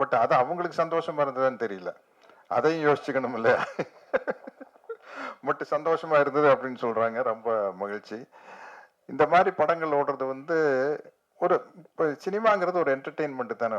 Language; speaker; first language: Tamil; native; Tamil